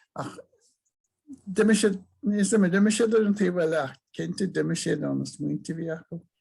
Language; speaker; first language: Irish; native; Irish